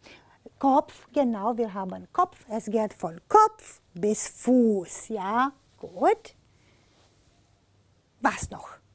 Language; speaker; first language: German; non-native, fluent; Romanian